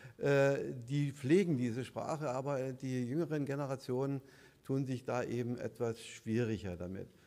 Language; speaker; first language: German; native; German